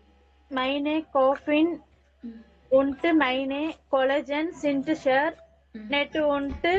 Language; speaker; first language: German; non-native, learner; Tamil